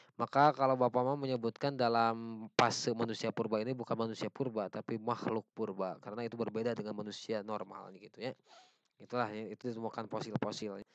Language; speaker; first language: Indonesian; non-native, local second language; Sundanese